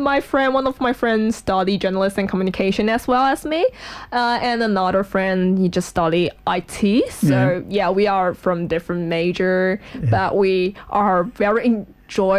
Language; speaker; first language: English; non-native, fluent; Chinese